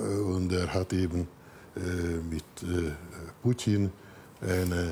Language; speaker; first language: German; non-native, fluent; Hungarian